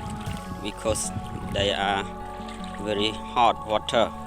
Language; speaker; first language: English; non-native, learner; Khmer